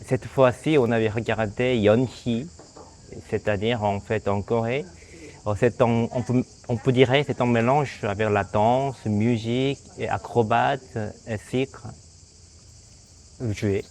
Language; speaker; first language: French; non-native, fluent; Korean